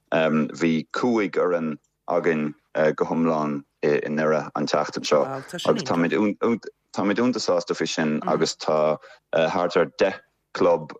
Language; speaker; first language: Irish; non-native, fluent; German